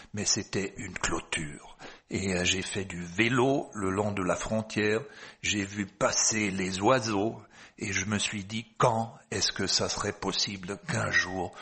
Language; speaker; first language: French; non-native, fluent; German